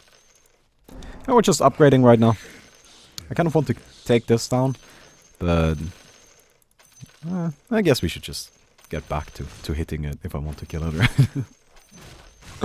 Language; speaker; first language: English; non-native, fluent; German